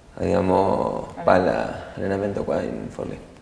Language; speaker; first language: Italian; non-native, learner; Spanish